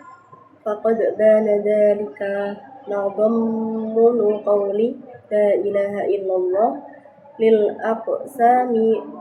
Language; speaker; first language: Arabic; non-native, learner; Indonesian